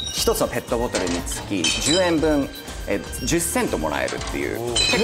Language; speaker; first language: Japanese; non-native, fluent; English